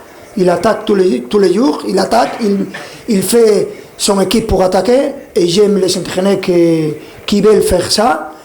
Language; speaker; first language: French; non-native, fluent; Spanish